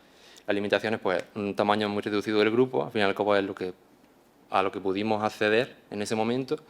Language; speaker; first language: Spanish; native; Spanish